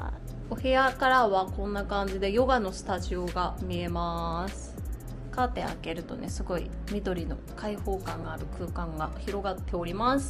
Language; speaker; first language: Japanese; native; Japanese